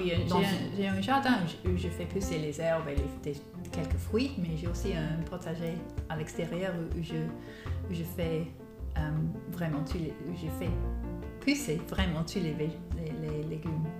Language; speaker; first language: French; non-native, fluent; English